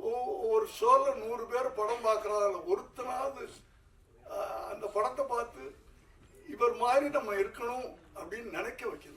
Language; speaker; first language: Tamil; native; Tamil